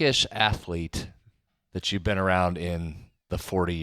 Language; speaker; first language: English; native; English